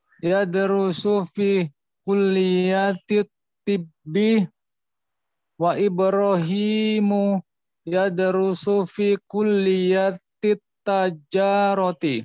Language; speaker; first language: Arabic; non-native, learner; Indonesian